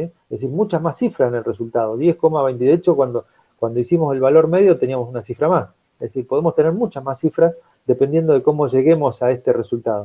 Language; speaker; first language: Spanish; native; Spanish